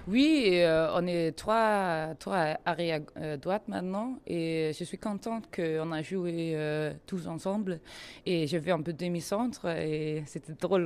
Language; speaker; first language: French; non-native, learner; Danish